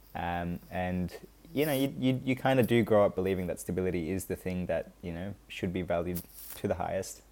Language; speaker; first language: English; early bilingual, other home language; Hindi